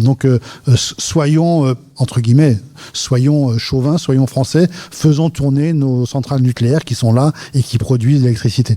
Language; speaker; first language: French; native; French